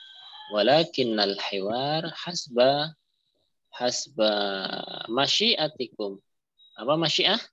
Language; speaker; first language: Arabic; non-native, fluent; Indonesian